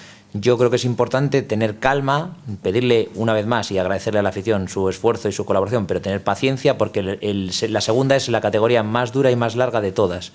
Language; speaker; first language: Spanish; native; Spanish